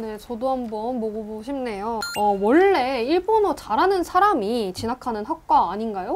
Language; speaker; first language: Korean; native; Korean